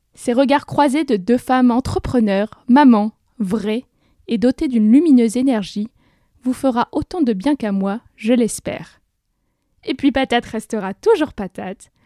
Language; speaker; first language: French; native; French